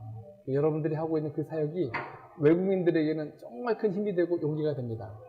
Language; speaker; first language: Korean; native; Korean